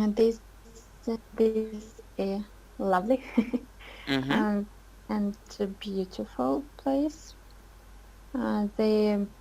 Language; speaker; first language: English; non-native, learner; Russian